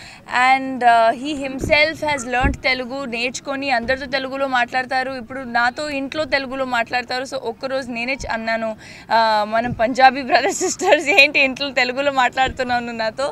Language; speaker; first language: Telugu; non-native, local second language; Punjabi